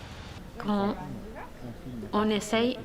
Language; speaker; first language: French; non-native, learner; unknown